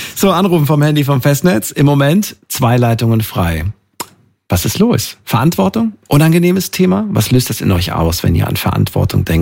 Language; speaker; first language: German; native; German